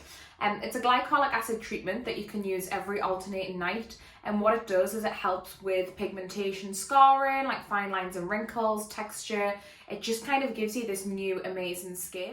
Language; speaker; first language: English; native; English